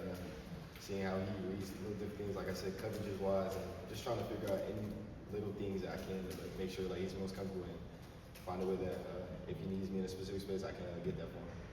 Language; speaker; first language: English; native; English